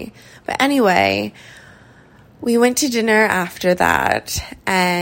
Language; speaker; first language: English; native; English